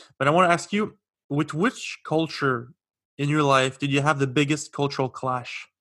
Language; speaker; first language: English; non-native, local second language; French